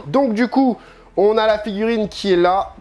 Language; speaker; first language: French; native; French